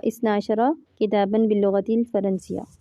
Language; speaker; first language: Arabic; non-native, fluent; Urdu